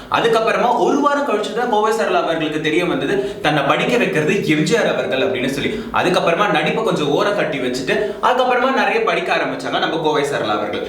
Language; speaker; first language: Tamil; native; Tamil